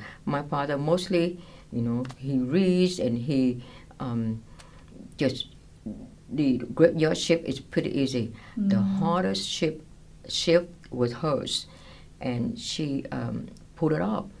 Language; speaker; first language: English; early bilingual, other home language; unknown